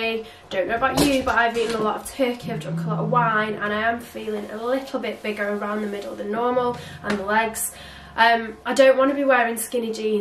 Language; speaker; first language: English; native; English